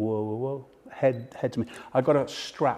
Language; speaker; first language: English; native; English